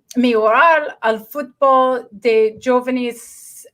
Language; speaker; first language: Spanish; non-native, learner; English